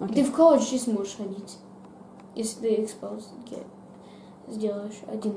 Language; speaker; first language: Russian; early bilingual, heritage; Russian